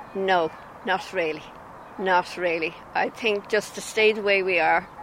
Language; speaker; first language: English; native; English